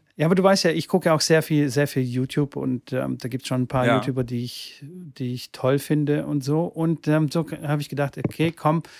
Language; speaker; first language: German; early bilingual, other home language; Bulgarian